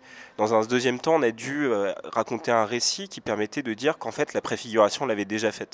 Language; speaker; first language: French; native; French